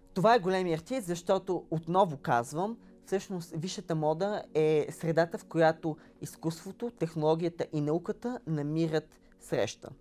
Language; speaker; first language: Bulgarian; native; Bulgarian